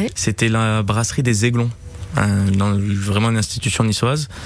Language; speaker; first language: French; native; French